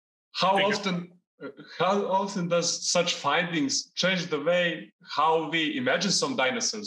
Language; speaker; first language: English; non-native, fluent; Serbian